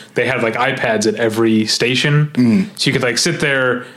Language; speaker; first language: English; native; English